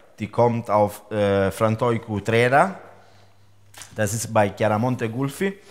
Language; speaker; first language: German; non-native, learner; Italian